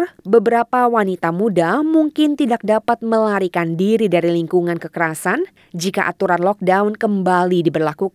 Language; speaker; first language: Indonesian; native; Indonesian